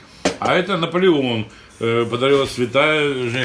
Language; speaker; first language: Russian; native; Russian